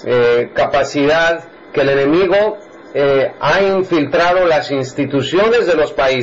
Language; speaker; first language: Spanish; native; Spanish